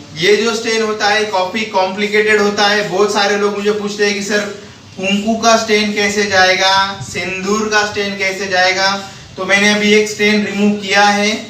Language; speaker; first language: Hindi; non-native, local second language; Marathi